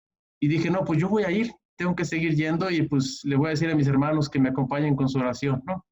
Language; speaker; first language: Spanish; native; Spanish